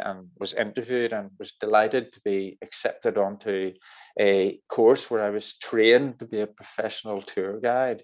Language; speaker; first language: English; native; English